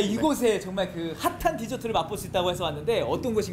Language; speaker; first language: Korean; native; Korean